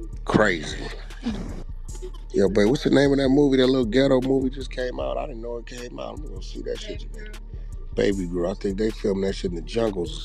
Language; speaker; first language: English; native; English